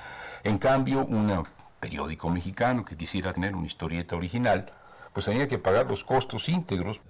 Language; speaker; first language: Spanish; native; Spanish